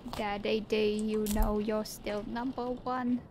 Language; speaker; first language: English; native; English